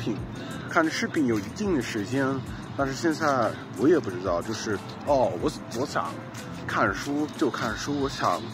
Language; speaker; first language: Chinese; non-native, fluent; English